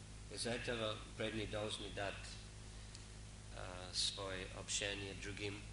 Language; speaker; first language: Russian; non-native, fluent; English